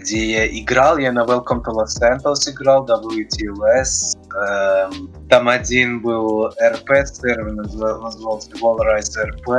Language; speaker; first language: Russian; early bilingual, heritage; Russian